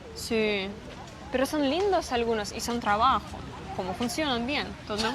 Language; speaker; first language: Spanish; non-native, fluent; Russian